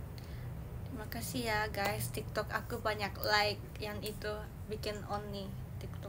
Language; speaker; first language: Indonesian; early bilingual, heritage; Indonesian